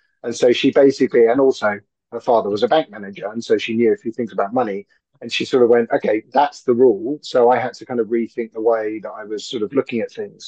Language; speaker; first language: English; native; English